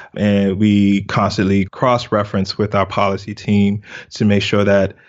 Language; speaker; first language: English; native; English